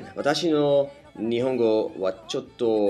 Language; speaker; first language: Japanese; non-native, learner; English